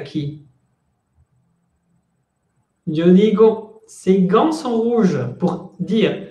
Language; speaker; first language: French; non-native, fluent; Spanish